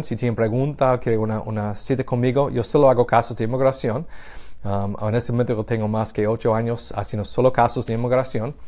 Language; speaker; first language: Spanish; non-native, fluent; English